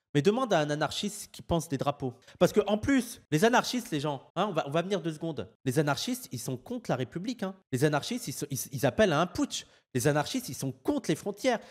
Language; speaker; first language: French; native; French